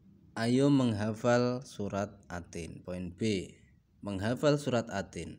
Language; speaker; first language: Indonesian; native; Indonesian